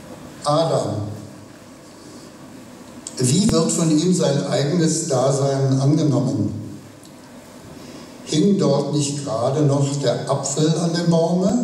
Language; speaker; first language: German; native; German